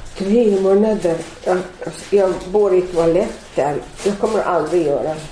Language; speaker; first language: Swedish; non-native, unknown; Arabic